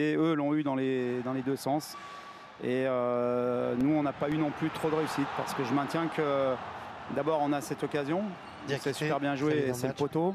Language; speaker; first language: French; native; French